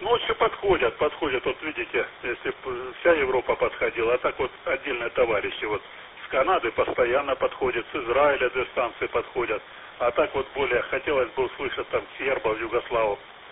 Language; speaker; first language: Russian; native; Russian